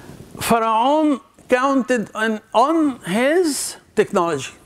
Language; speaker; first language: English; non-native, fluent; Arabic